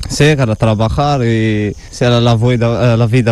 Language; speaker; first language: Spanish; non-native, learner; Arabic